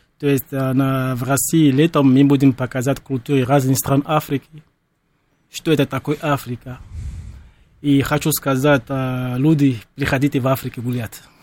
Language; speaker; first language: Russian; non-native, fluent; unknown